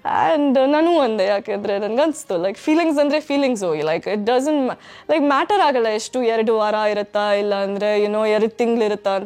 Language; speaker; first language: Kannada; non-native, fluent; English